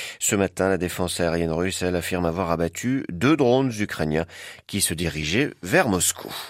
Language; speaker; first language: French; native; French